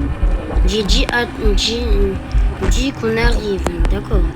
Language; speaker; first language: French; native; French